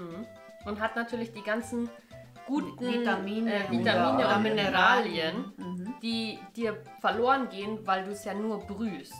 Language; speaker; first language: German; native; German